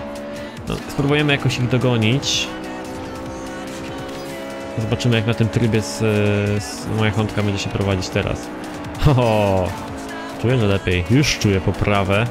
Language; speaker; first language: Polish; native; Polish